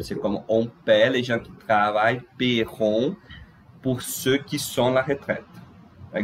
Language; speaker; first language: French; non-native, fluent; Portuguese